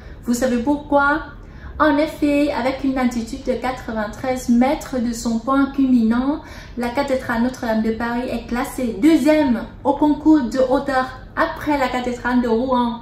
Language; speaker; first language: French; non-native, fluent; Vietnamese